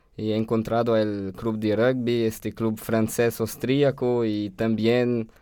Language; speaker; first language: Spanish; non-native, fluent; French